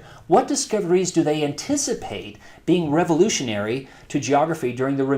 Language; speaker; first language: English; native; English